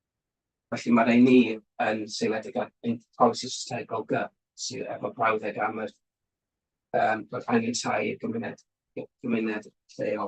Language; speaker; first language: Welsh; native; Welsh